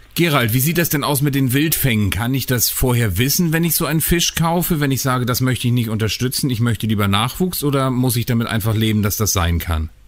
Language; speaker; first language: German; native; German